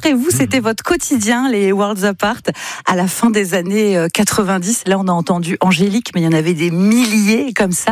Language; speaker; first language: French; native; French